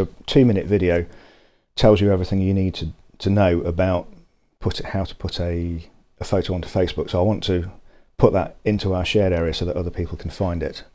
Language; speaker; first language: English; native; English